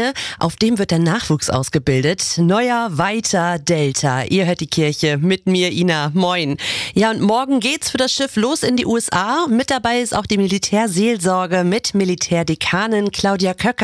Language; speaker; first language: German; native; German